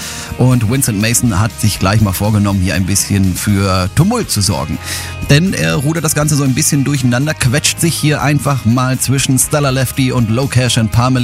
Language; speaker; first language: German; native; German